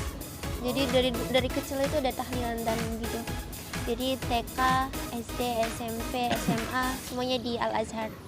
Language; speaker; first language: Indonesian; early bilingual, heritage; Indonesian